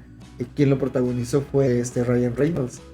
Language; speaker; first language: Spanish; native; Spanish